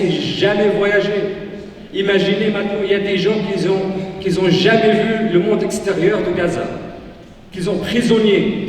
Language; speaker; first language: French; non-native, fluent; Arabic